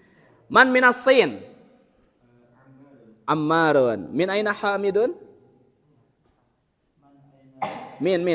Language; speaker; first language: Arabic; non-native, learner; Indonesian